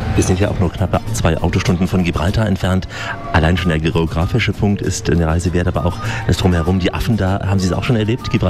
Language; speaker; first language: German; native; German